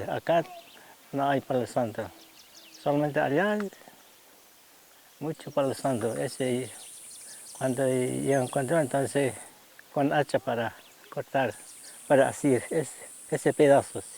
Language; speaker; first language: Spanish; non-native, local second language; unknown